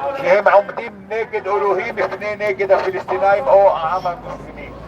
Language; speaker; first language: Hebrew; non-native, local second language; Arabic